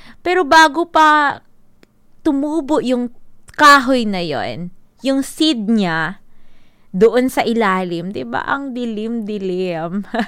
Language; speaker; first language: Filipino; non-native, local second language; Cebuano